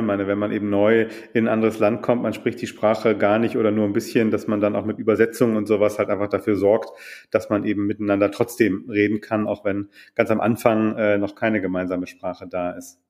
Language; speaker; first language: German; native; German